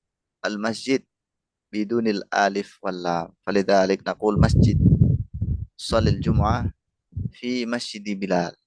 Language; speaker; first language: Arabic; non-native, fluent; Indonesian